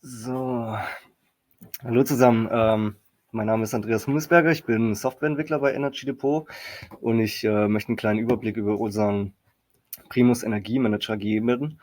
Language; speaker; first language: German; native; German